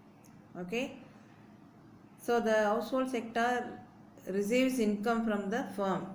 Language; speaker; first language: English; non-native, local second language; Tamil